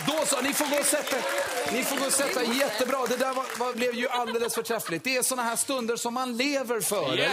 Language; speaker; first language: Swedish; native; Swedish